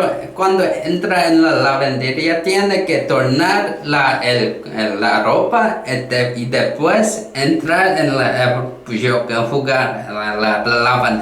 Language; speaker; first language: Spanish; non-native, learner; Korean